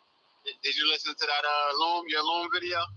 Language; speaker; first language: English; native; English